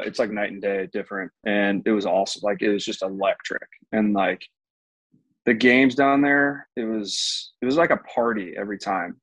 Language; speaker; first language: English; native; English